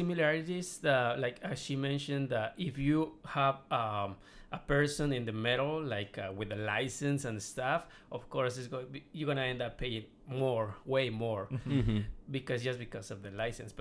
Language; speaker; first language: English; non-native, learner; Spanish